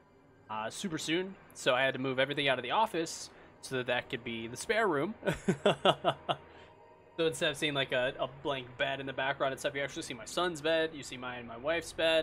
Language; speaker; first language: English; native; English